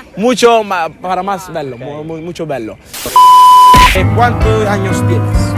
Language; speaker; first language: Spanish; non-native, learner; Italian